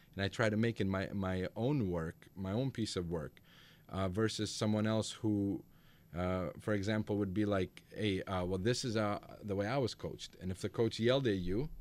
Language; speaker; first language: English; early bilingual, other home language; Macedonian